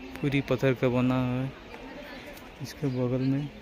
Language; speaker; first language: Hindi; non-native, local second language; Odia